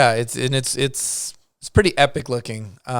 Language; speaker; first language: English; native; English